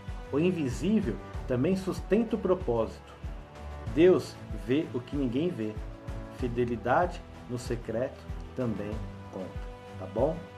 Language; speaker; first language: Portuguese; native; Portuguese